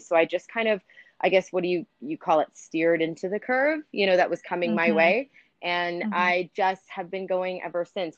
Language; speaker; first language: English; native; English